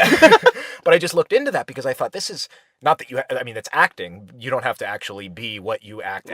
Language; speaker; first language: English; native; English